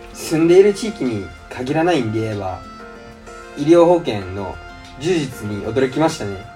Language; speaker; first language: Japanese; early bilingual, other home language; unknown